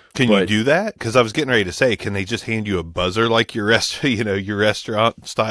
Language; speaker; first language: English; native; English